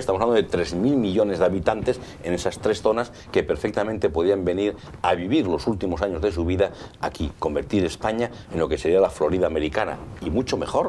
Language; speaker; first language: Spanish; native; Spanish